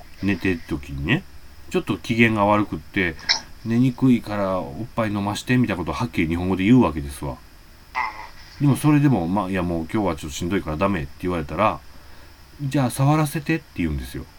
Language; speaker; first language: Japanese; native; Japanese